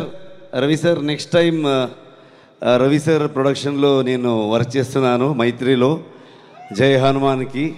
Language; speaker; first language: Telugu; non-native, learner; Kannada